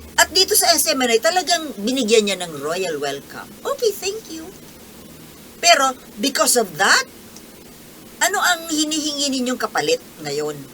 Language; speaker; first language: Filipino; native; Filipino